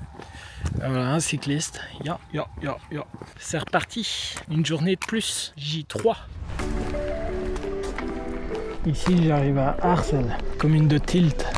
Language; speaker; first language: French; native; French